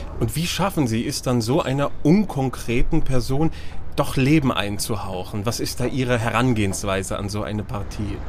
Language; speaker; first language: German; native; German